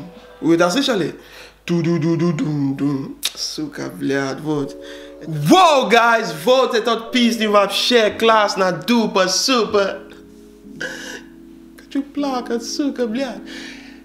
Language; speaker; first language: Russian; non-native, learner; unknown